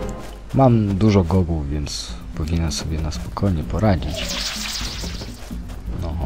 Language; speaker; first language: Polish; native; Polish